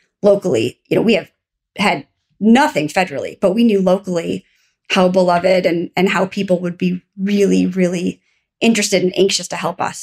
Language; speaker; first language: English; native; English